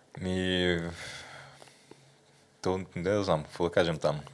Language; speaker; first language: Bulgarian; native; Bulgarian